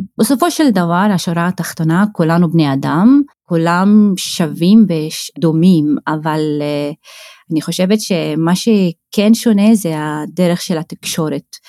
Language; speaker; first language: Hebrew; non-native, local second language; Arabic